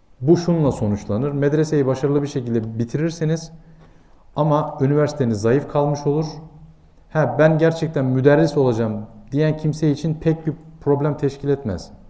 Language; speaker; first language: Turkish; native; Turkish